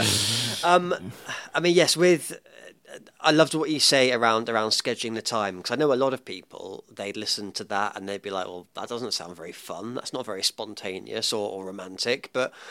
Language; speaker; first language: English; native; English